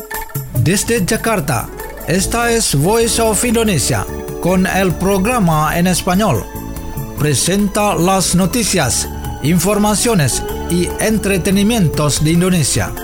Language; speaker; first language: Spanish; non-native, fluent; Indonesian